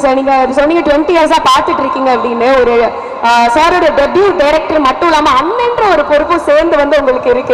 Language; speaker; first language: Tamil; native; Tamil